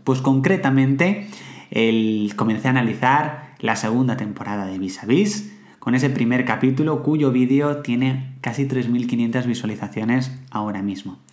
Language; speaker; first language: Spanish; native; Spanish